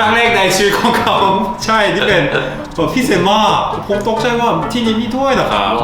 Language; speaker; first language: Thai; non-native, learner; Korean